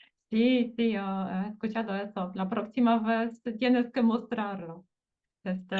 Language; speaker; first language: Spanish; non-native, fluent; Portuguese